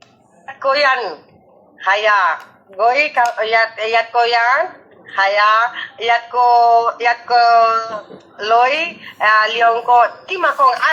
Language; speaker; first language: Cantonese; non-native, learner; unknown